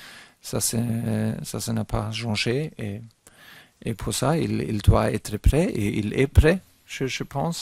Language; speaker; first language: French; non-native, fluent; German